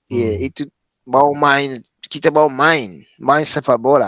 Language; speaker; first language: Indonesian; non-native, fluent; English